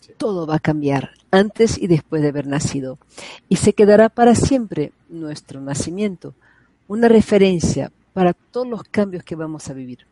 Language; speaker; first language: Spanish; non-native, fluent; Portuguese